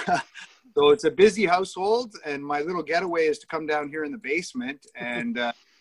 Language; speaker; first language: English; native; English